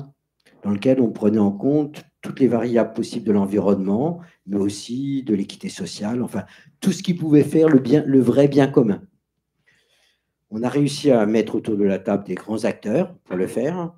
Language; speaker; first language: French; native; French